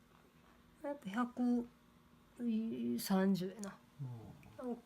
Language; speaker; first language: Japanese; native; Japanese